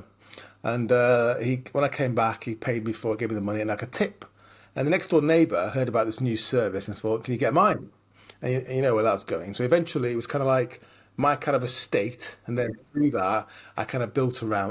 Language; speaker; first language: English; native; English